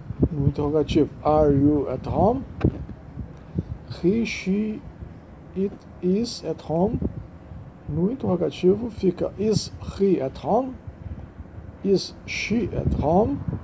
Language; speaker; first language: English; non-native, fluent; Portuguese